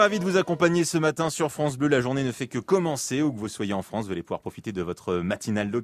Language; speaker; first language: French; native; French